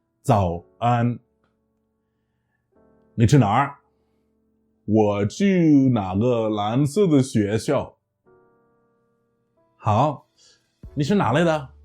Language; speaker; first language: Chinese; non-native, fluent; English